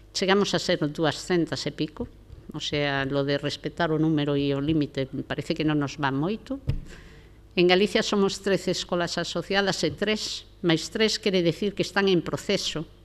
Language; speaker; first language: Galician; non-native, local second language; Spanish